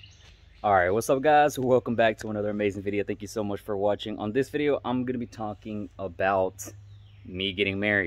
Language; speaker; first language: English; native; English